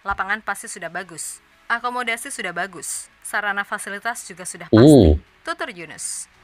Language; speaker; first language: Indonesian; native; Indonesian